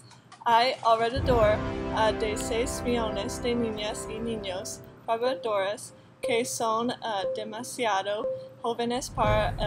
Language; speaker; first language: Spanish; non-native, learner; English